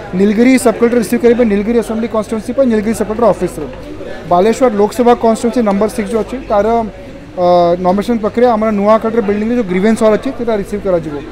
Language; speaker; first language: Odia; non-native, local second language; Marathi